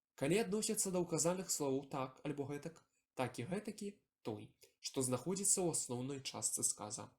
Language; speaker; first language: Belarusian; non-native, local second language; Russian